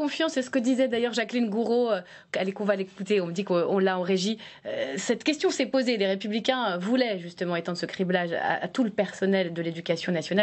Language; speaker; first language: French; native; French